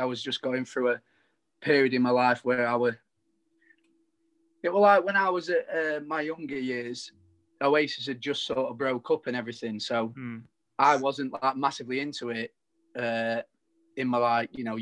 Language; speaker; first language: English; native; English